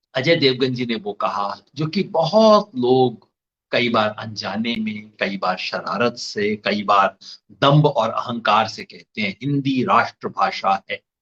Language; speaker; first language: Hindi; native; Hindi